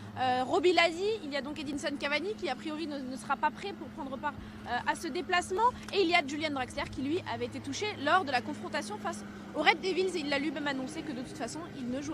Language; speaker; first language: French; native; French